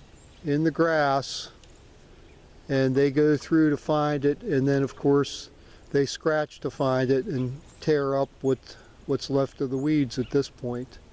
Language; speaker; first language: English; native; English